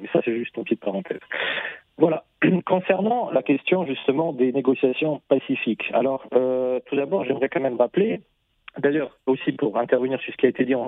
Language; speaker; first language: French; non-native, fluent; Russian